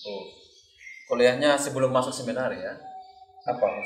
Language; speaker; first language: Indonesian; non-native, learner; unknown